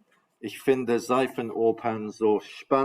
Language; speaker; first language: German; non-native, fluent; English